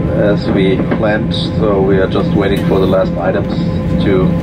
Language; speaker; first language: English; non-native, fluent; German